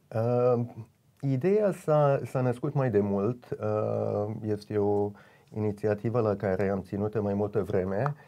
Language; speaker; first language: Romanian; early bilingual, heritage; Romanian